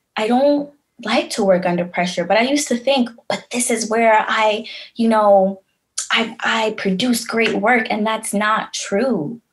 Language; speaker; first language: English; native; English